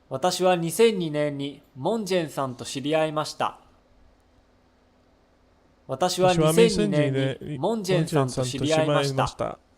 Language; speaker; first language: Japanese; non-native, learner; English